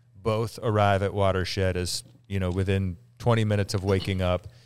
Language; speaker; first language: English; native; English